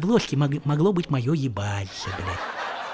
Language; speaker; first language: Russian; native; Russian